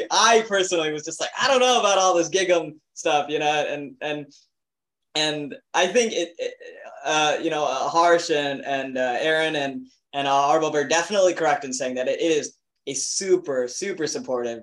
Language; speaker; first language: English; native; English